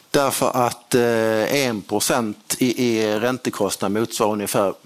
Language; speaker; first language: Swedish; native; Swedish